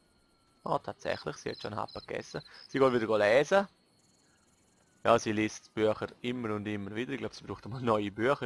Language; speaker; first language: German; native; German